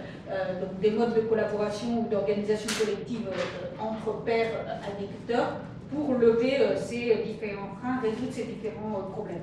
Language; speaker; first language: French; native; French